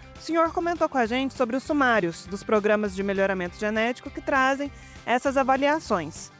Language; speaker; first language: Portuguese; native; Portuguese